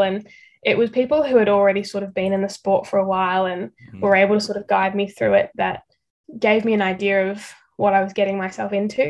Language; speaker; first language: English; native; English